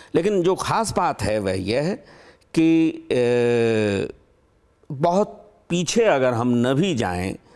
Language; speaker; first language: Hindi; native; Hindi